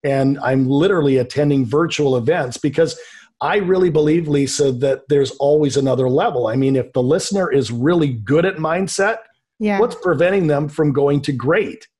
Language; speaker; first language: English; native; English